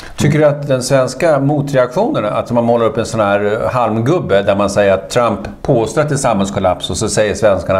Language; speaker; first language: Swedish; native; Swedish